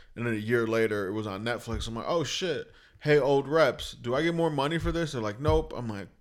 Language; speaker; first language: English; native; English